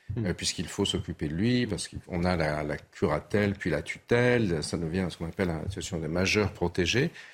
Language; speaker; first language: French; early bilingual, other home language; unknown